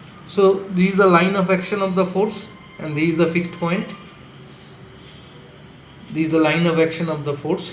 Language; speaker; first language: English; non-native, local second language; Bangla